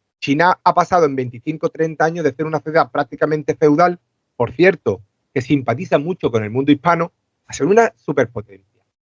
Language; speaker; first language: Spanish; native; Spanish